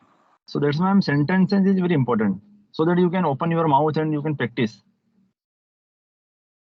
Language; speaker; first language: English; non-native, local second language; Hindi